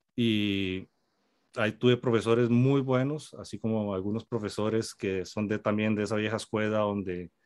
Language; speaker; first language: Spanish; native; Spanish